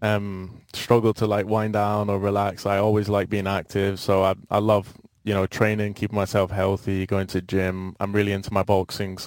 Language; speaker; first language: English; native; English